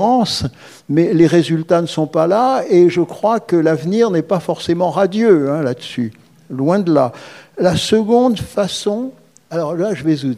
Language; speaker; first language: French; native; French